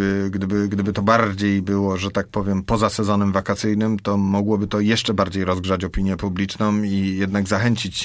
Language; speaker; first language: Polish; native; Polish